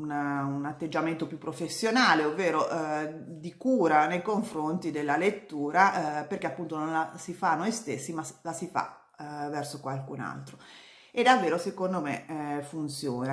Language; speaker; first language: Italian; native; Italian